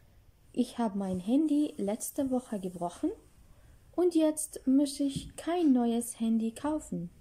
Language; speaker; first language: German; non-native, fluent; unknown